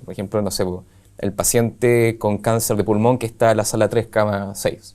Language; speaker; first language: Spanish; native; Spanish